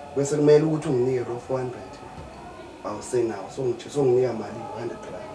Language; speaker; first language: Zulu; native; Zulu